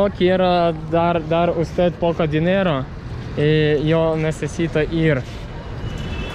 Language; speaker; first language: Spanish; non-native, learner; Russian